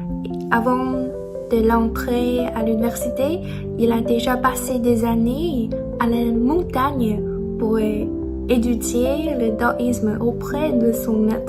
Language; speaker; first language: French; non-native, learner; Chinese